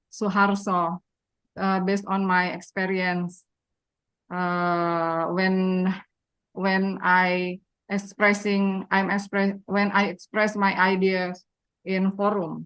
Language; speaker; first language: English; non-native, learner; Indonesian